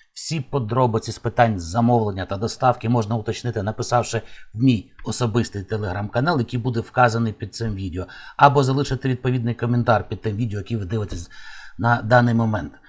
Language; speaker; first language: Ukrainian; native; Ukrainian